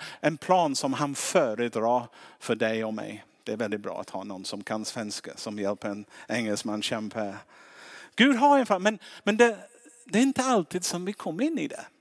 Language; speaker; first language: Swedish; non-native, fluent; English